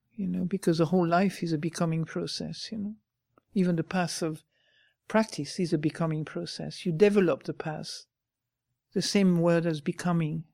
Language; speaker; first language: English; non-native, fluent; French